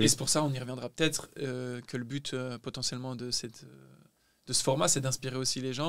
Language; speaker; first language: French; native; French